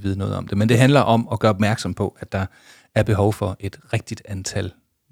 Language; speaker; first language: Danish; native; Danish